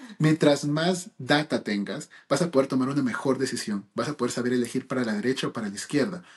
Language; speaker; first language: Spanish; early bilingual, heritage; Spanish